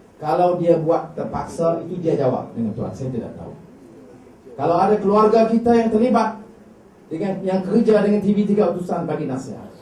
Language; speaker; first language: Malay; native; Malay